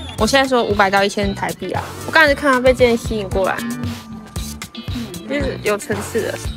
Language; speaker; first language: Chinese; native; Chinese